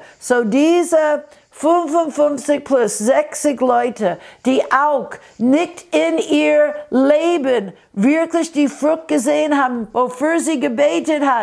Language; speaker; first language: German; non-native, fluent; English